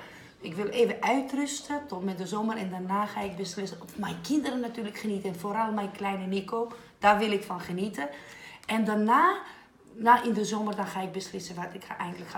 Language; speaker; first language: Dutch; non-native, fluent; Greek